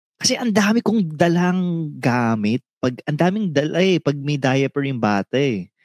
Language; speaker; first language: Filipino; native; Filipino